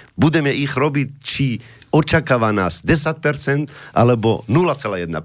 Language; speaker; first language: Slovak; non-native, fluent; Arabic